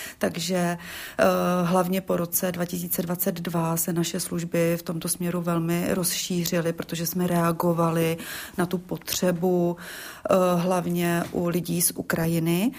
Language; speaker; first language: Czech; native; Czech